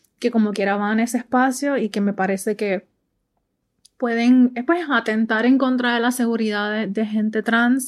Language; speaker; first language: Spanish; early bilingual, heritage; Spanish